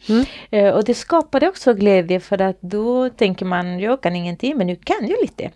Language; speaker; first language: Swedish; non-native, fluent; Spanish